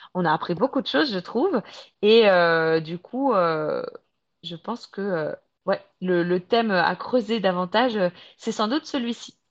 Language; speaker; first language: French; native; French